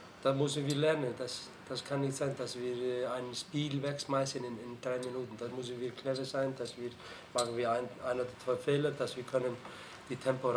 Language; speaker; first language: German; non-native, fluent; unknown